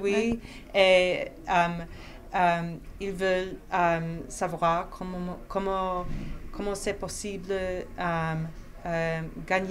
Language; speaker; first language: French; non-native, fluent; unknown